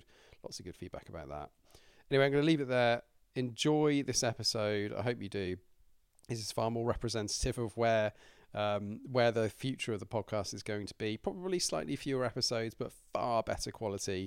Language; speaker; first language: English; native; English